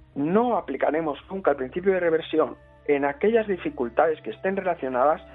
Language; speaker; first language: Spanish; native; Spanish